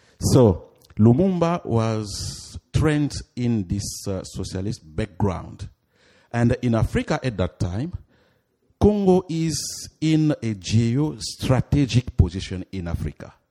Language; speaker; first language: English; non-native, fluent; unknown